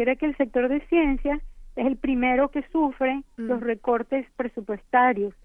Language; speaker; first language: Spanish; native; Spanish